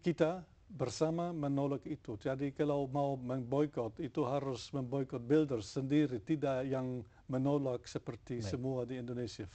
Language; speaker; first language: Indonesian; non-native, fluent; Dutch